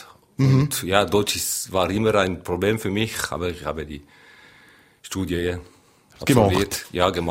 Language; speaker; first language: German; non-native, local second language; French